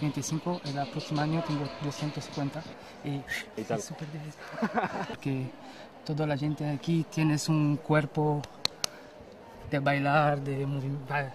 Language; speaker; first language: Spanish; non-native, learner; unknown